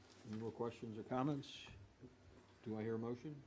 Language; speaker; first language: English; native; English